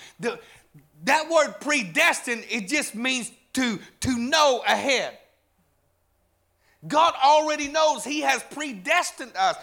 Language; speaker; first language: English; native; English